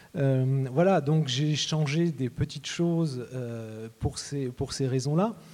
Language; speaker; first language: French; native; French